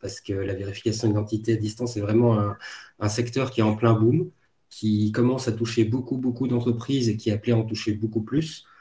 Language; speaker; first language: French; native; French